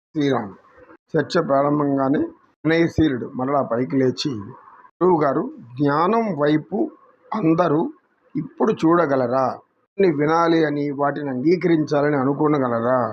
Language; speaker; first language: Telugu; native; Telugu